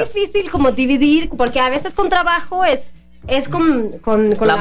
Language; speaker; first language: Spanish; non-native, fluent; Swedish